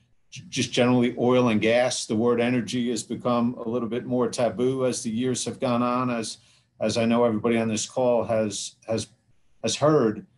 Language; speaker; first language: English; native; English